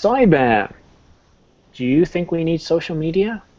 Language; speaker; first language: English; native; English